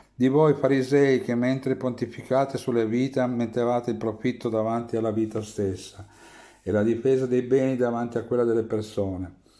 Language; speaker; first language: Italian; native; Italian